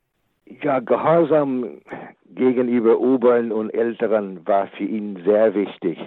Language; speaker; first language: German; non-native, fluent; English